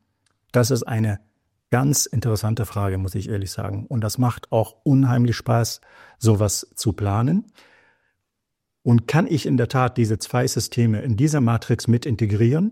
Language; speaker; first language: German; native; German